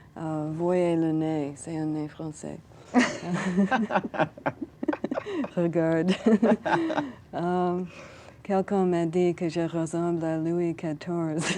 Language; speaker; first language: French; non-native, learner; English